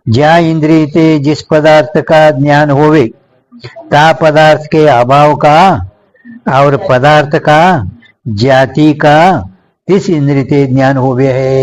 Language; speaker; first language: Hindi; non-native, local second language; Kannada